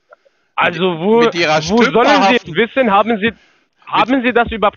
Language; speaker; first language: German; non-native, learner; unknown